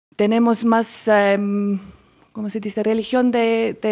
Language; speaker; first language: Spanish; non-native, learner; Estonian